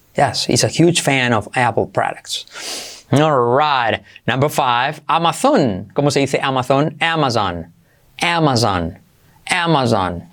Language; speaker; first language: Spanish; native; Spanish